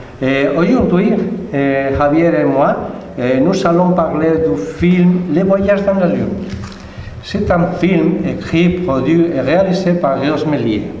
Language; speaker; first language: French; non-native, learner; Spanish